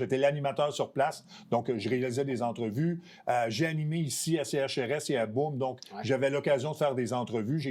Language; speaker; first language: French; native; French